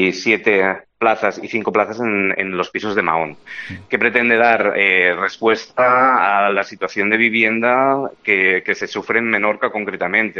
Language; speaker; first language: Spanish; native; Spanish